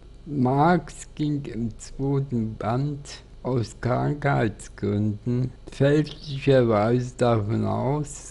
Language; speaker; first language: German; native; German